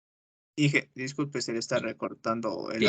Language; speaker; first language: Spanish; native; Spanish